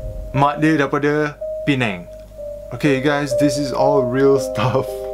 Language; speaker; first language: English; non-native, local second language; Malay